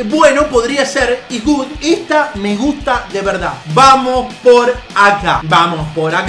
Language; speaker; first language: Spanish; native; Spanish